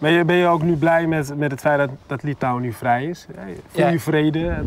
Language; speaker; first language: Dutch; native; Dutch